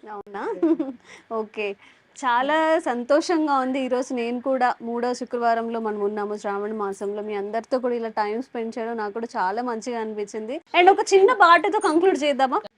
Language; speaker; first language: Telugu; native; Telugu